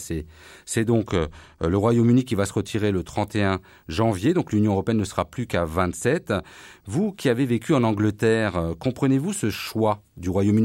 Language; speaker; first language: French; native; French